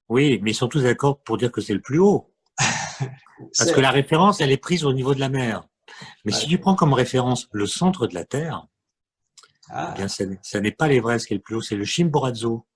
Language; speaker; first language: French; native; French